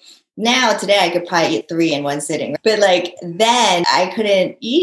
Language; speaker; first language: English; early bilingual, other home language; Japanese